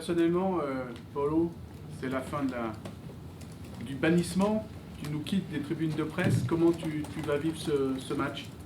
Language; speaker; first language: French; native; French